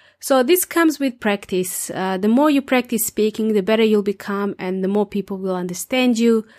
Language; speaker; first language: English; non-native, fluent; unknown